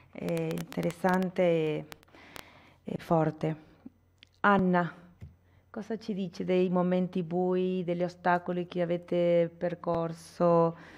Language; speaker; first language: Italian; non-native, fluent; Spanish